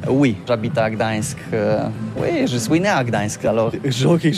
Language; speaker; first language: French; non-native, learner; Polish